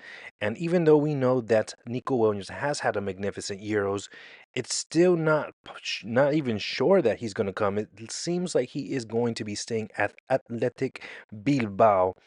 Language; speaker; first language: English; native; English